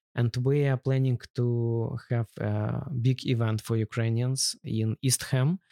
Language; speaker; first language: English; non-native, learner; Ukrainian